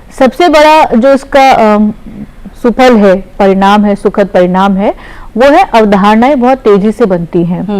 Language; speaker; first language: Hindi; native; Hindi